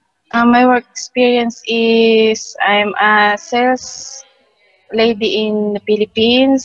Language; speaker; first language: English; non-native, learner; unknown